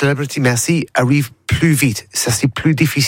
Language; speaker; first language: French; non-native, learner; English